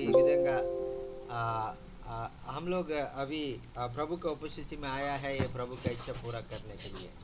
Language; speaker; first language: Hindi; non-native, local second language; Telugu